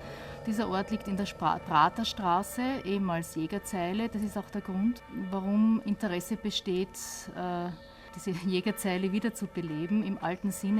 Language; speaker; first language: German; native; German